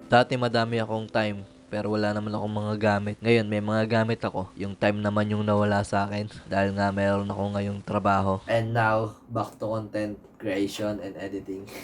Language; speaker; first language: Filipino; native; Filipino